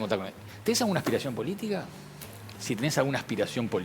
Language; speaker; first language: Spanish; native; Spanish